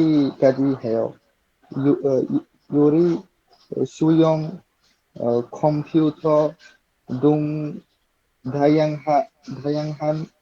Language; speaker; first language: Korean; non-native, learner; Bangla